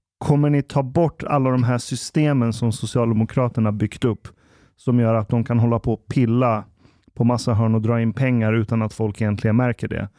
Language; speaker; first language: Swedish; early bilingual, other home language; Persian